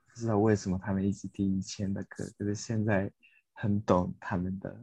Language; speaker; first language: Chinese; non-native, fluent; Japanese